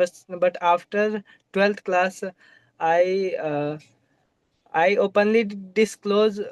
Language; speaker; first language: English; non-native, local second language; Hindi